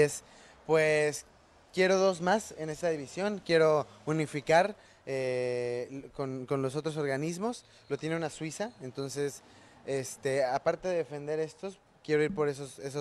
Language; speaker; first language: Spanish; native; Spanish